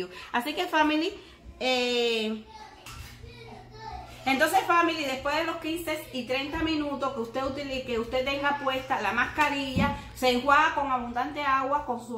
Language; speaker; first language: Spanish; native; Spanish